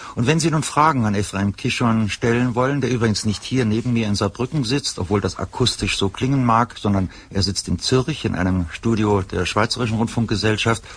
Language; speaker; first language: German; native; German